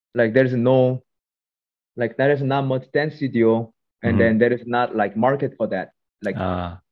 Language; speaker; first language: English; non-native, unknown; Korean